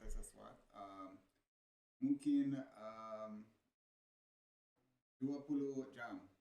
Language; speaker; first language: Indonesian; non-native, learner; English